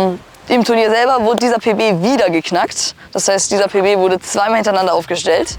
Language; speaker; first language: German; native; German